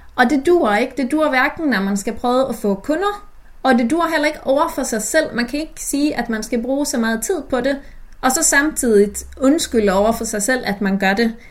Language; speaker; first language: Danish; native; Danish